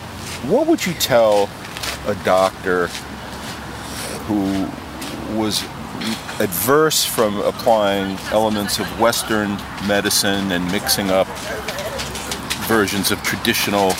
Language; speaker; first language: English; native; English